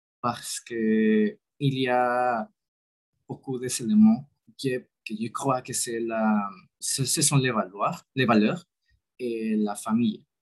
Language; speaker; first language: French; non-native, learner; Spanish